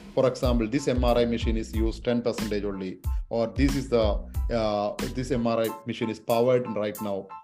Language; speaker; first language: English; non-native, local second language; Malayalam